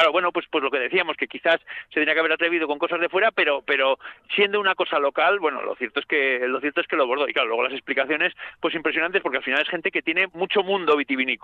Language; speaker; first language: Spanish; native; Spanish